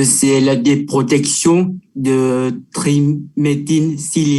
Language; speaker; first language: French; non-native, fluent; Vietnamese